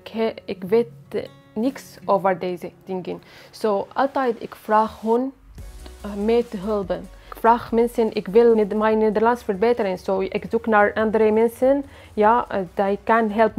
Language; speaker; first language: Dutch; non-native, learner; Arabic